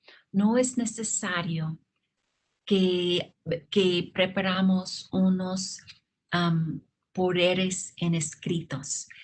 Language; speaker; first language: Spanish; non-native, fluent; English